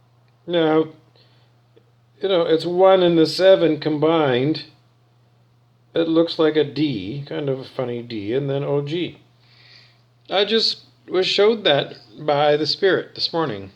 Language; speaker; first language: English; native; English